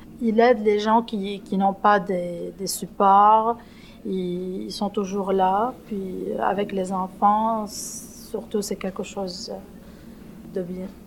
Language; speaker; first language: French; non-native, local second language; Arabic